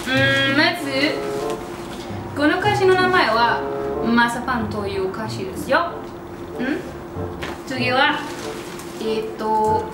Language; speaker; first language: Japanese; non-native, learner; Spanish